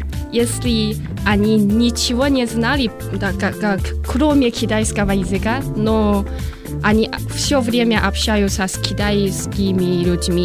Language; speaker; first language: Russian; non-native, learner; Chinese